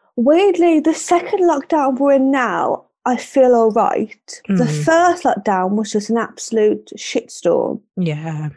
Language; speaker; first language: English; native; English